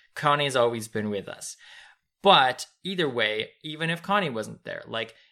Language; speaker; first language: English; native; English